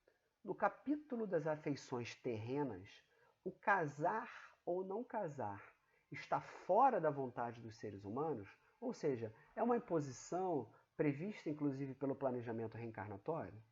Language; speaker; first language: Portuguese; native; Portuguese